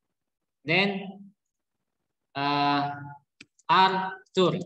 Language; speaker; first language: English; non-native, learner; Indonesian